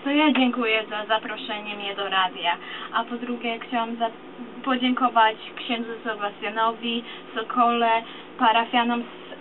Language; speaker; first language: Polish; early bilingual, other home language; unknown